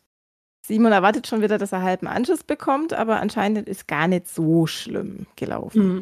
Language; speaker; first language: German; native; German